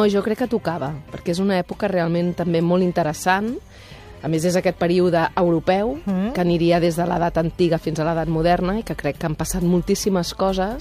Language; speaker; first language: Catalan; native; Catalan